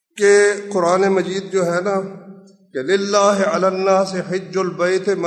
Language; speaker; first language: Urdu; non-native, local second language; Punjabi